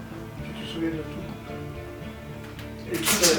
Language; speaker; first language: French; native; French